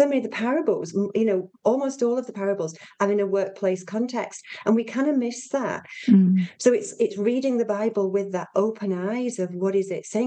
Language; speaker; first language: English; native; English